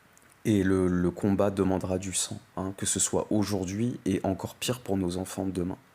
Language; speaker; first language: French; native; French